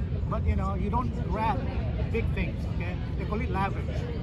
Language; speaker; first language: English; non-native, fluent; Indonesian